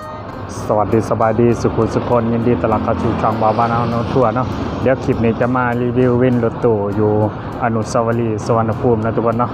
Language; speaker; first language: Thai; non-native, local second language; Lao